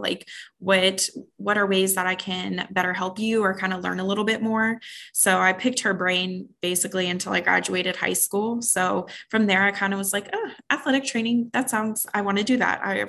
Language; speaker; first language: English; native; English